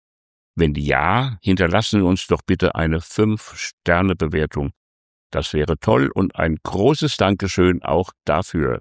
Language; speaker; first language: German; native; German